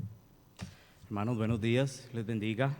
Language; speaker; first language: Spanish; native; Spanish